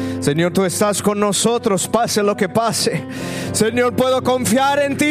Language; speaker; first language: Spanish; early bilingual, other home language; English